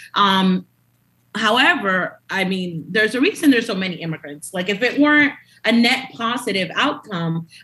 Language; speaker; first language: English; early bilingual, other home language; Spanish